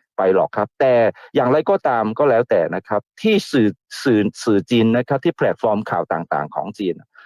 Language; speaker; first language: Thai; non-native, fluent; Chinese